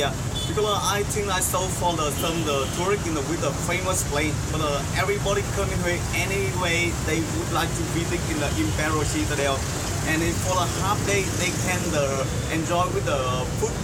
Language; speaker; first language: English; non-native, learner; Vietnamese